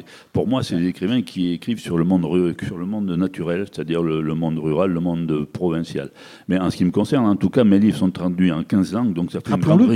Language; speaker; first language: French; native; French